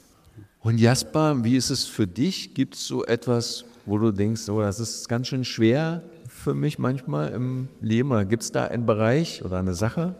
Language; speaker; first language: German; native; German